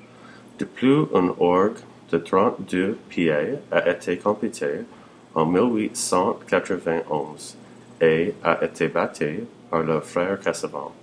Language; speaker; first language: French; non-native, learner; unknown